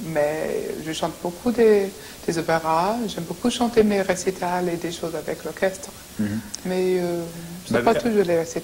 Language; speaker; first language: French; non-native, fluent; English